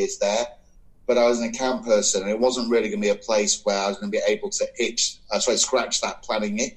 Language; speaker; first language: English; native; English